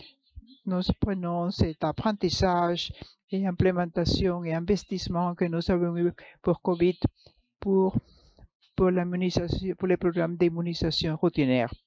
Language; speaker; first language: French; non-native, fluent; English